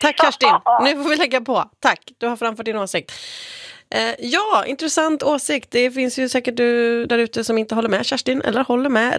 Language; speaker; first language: Swedish; native; Swedish